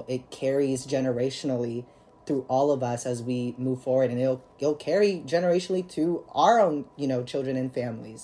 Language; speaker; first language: English; early bilingual, other home language; Cebuano